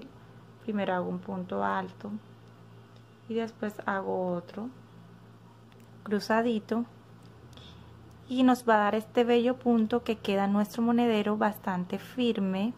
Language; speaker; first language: Spanish; native; Spanish